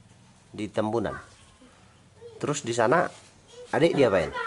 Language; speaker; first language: Indonesian; native; Indonesian